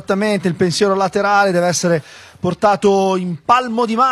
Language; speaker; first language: Italian; native; Italian